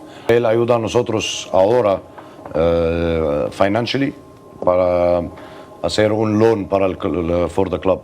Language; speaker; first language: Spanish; non-native, learner; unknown